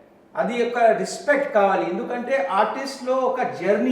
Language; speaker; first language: Telugu; non-native, learner; Hindi